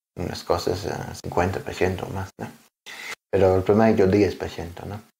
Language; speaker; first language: Spanish; non-native, learner; English